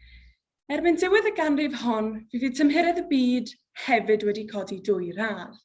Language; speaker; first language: Welsh; native; Welsh